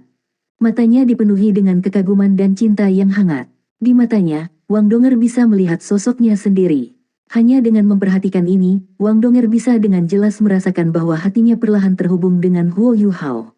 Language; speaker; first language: Indonesian; native; Indonesian